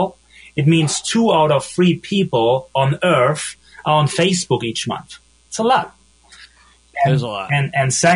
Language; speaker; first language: English; non-native, fluent; German